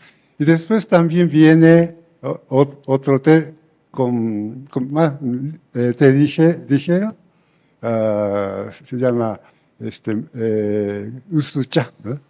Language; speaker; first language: Spanish; non-native, fluent; Japanese